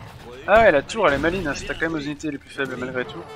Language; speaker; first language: French; native; French